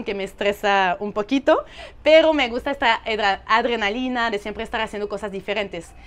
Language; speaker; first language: Spanish; non-native, fluent; French